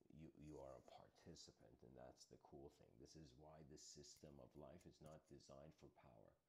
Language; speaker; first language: English; native; English